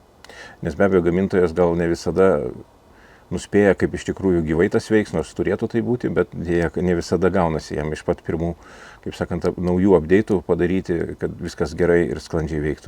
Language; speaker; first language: Lithuanian; native; Lithuanian